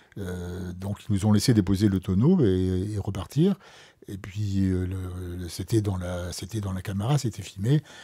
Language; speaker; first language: French; native; French